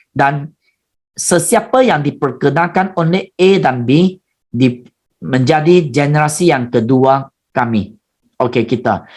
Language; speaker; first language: Malay; non-native, local second language; Chinese